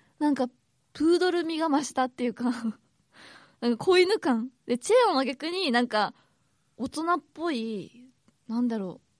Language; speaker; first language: Japanese; native; Japanese